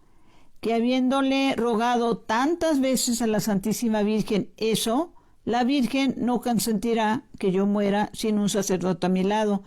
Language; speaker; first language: Spanish; native; Spanish